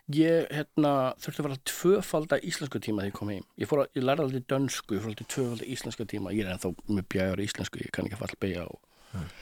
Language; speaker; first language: Icelandic; early bilingual, heritage; Icelandic